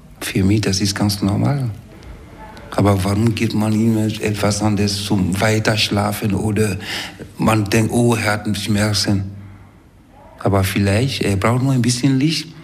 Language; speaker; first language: German; non-native, fluent; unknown